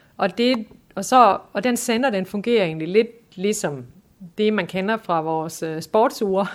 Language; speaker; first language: Danish; native; Danish